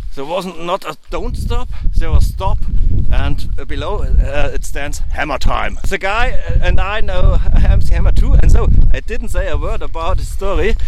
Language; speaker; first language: English; non-native, learner; German